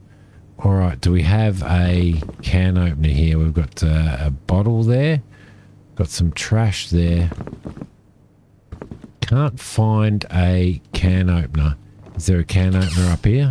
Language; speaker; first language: English; native; English